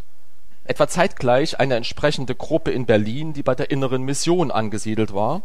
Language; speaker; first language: German; native; German